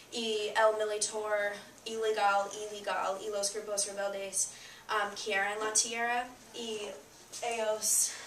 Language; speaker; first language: Spanish; non-native, learner; English